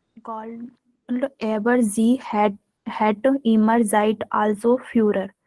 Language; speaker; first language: German; non-native, learner; Hindi